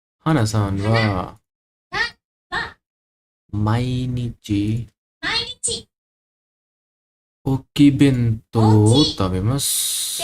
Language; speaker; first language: Japanese; non-native, learner; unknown